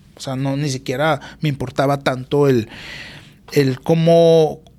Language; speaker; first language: Spanish; native; Spanish